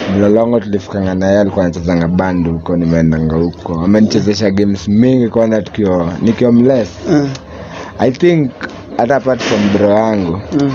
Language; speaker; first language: Swahili; native; Swahili